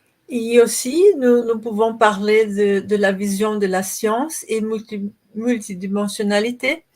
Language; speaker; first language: French; non-native, learner; Portuguese